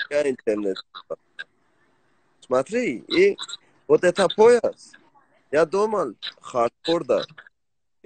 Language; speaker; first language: Russian; non-native, learner; Persian